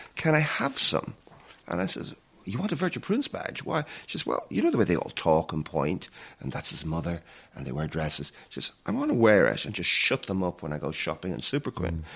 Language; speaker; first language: English; native; English